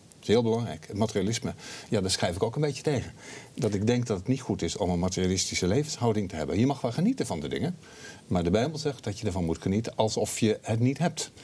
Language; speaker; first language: Dutch; native; Dutch